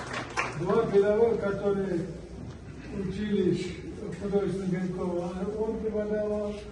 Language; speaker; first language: Russian; non-native, local second language; Uzbek